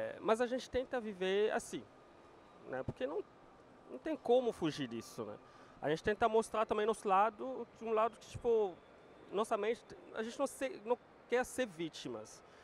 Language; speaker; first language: Portuguese; non-native, fluent; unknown